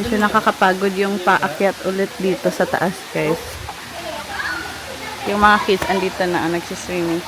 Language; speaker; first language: Filipino; non-native, local second language; Hiligaynon